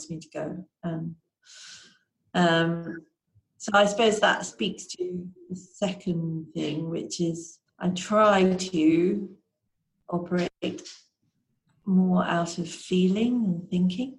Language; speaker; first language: English; native; English